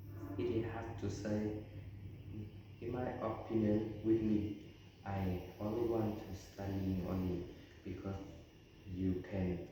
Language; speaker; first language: English; non-native, learner; Vietnamese